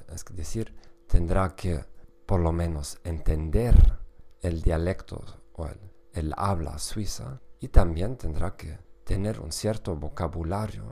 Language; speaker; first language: Spanish; non-native, fluent; German